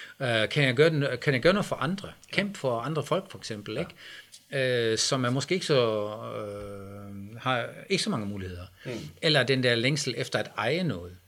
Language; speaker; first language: Danish; native; Danish